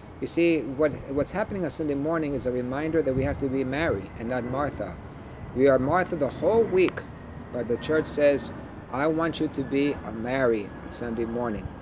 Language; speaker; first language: English; early bilingual, other home language; Greek